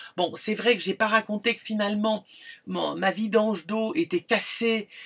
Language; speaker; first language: French; native; French